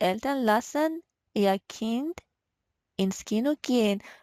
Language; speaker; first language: German; non-native, fluent; Persian